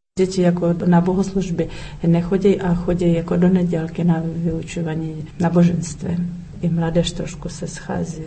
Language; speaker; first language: Czech; early bilingual, heritage; Czech